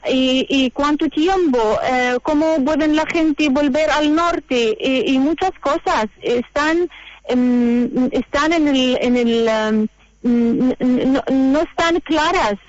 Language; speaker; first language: Spanish; non-native, learner; Arabic